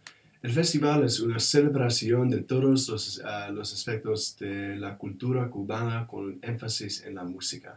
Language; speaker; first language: Spanish; non-native, learner; English